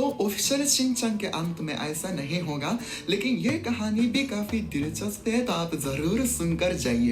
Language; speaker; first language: Hindi; non-native, fluent; Japanese